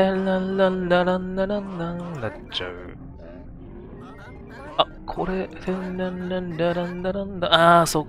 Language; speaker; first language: Japanese; native; Japanese